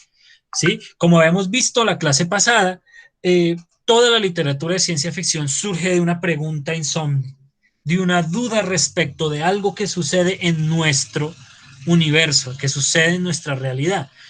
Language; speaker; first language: Spanish; native; Spanish